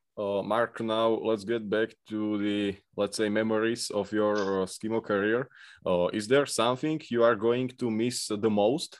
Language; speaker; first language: English; non-native, fluent; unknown